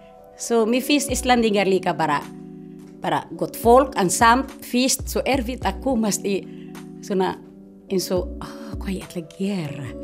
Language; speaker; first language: Icelandic; non-native, learner; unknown